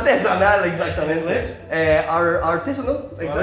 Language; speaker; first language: Spanish; non-native, learner; English